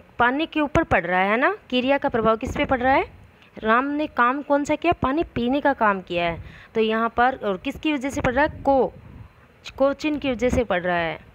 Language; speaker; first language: Hindi; native; Hindi